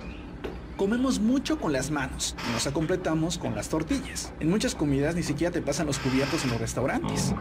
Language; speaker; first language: Spanish; native; Spanish